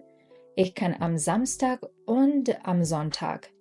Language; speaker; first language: German; non-native, fluent; Mongolian